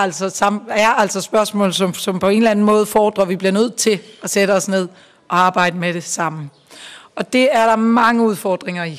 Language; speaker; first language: Danish; native; Danish